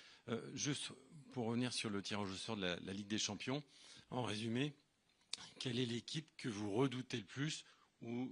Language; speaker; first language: French; native; French